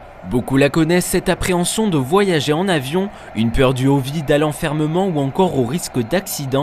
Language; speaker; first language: French; native; French